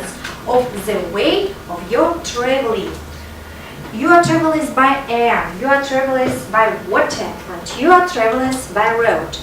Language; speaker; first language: English; non-native, fluent; Russian